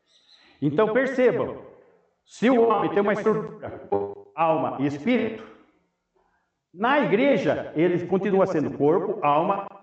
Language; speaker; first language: Portuguese; native; Portuguese